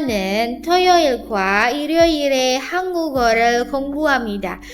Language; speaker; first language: Korean; non-native, learner; Indonesian